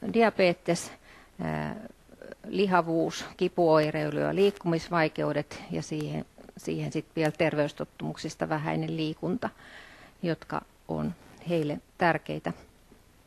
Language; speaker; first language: Finnish; native; Finnish